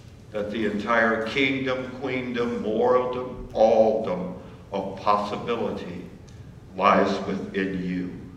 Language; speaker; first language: English; native; English